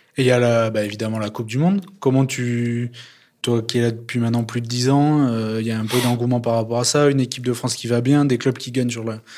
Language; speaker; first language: French; native; French